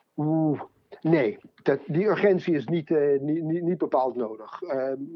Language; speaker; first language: Dutch; non-native, fluent; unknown